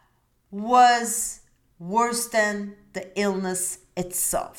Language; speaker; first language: English; non-native, fluent; Turkish